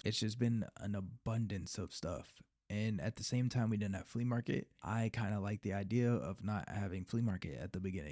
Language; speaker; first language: English; native; English